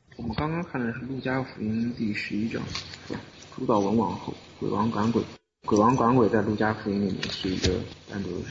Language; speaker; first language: Chinese; native; Chinese